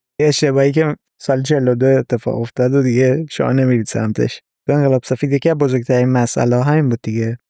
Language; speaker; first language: Persian; native; Persian